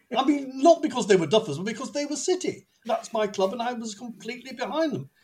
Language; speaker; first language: English; native; English